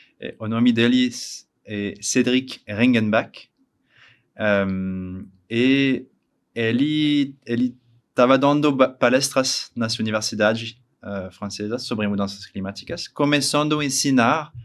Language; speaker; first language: Portuguese; non-native, learner; French